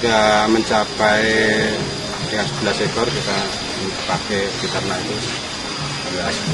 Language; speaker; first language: Indonesian; native; Indonesian